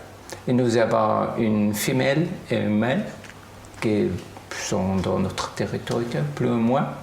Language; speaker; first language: French; non-native, fluent; German